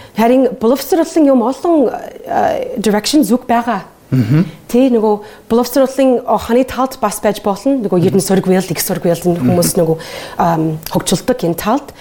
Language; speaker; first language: Mongolian; non-native, learner; English